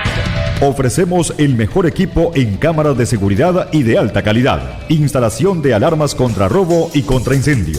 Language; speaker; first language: Spanish; native; Spanish